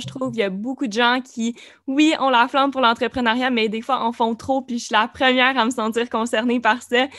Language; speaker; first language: French; native; French